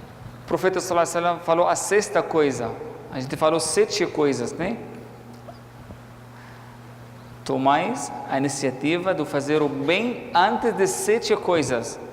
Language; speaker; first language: Portuguese; non-native, fluent; Arabic